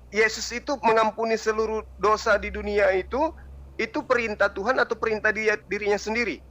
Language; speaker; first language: Indonesian; native; Indonesian